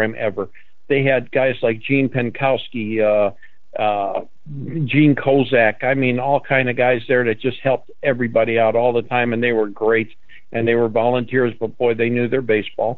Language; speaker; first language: English; native; English